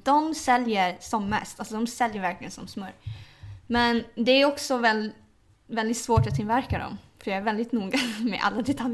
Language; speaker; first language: Swedish; early bilingual, other home language; Thai